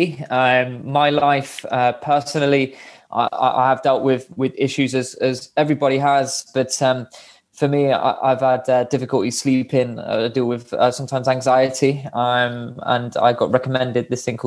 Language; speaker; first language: English; native; English